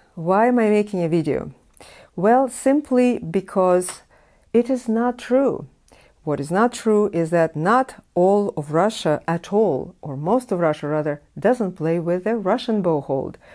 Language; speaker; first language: English; non-native, fluent; Russian